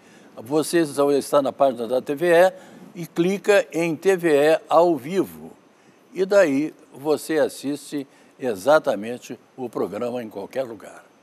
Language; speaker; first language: Portuguese; native; Portuguese